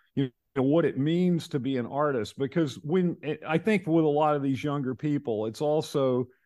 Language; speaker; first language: English; native; English